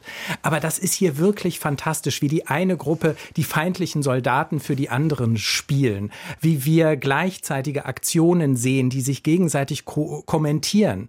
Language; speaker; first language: German; native; German